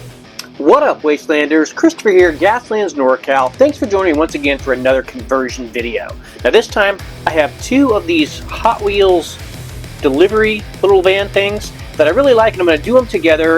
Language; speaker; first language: English; native; English